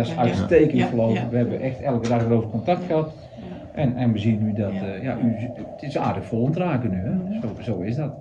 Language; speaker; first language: Dutch; native; Dutch